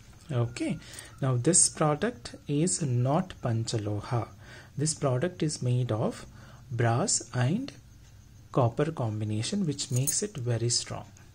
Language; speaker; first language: English; non-native, local second language; Telugu